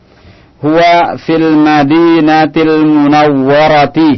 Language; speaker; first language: Arabic; non-native, fluent; Indonesian